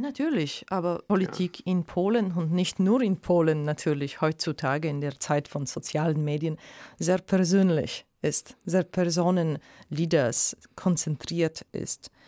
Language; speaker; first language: German; non-native, fluent; Polish